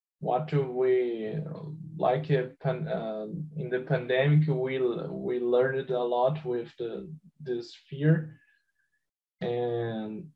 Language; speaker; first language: English; non-native, learner; Portuguese